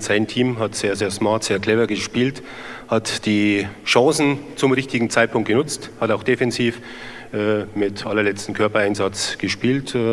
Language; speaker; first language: German; native; German